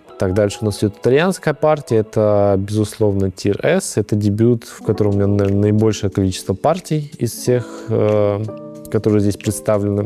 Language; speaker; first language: Russian; native; Russian